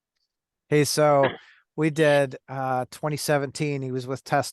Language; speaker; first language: English; native; English